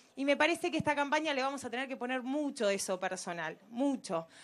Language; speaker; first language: Spanish; native; Spanish